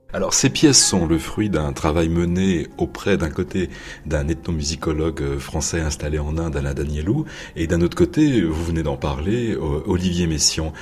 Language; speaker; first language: French; native; French